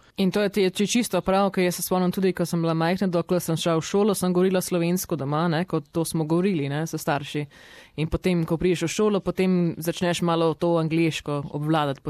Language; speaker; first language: Slovenian; early bilingual, heritage; Slovenian